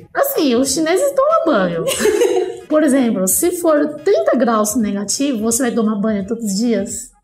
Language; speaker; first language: Portuguese; non-native, fluent; Chinese